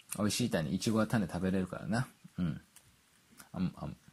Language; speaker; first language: Japanese; native; Japanese